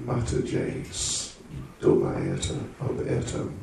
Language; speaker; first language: Russian; non-native, learner; English